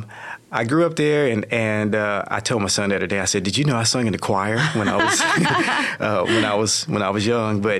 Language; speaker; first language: English; native; English